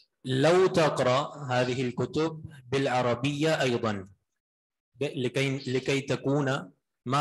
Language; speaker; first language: Arabic; non-native, fluent; Urdu